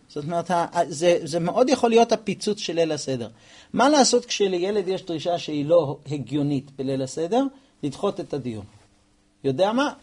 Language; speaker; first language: Hebrew; non-native, fluent; English